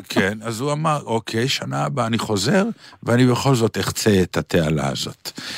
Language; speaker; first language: Hebrew; native; Hebrew